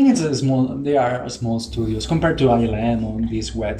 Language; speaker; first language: English; non-native, fluent; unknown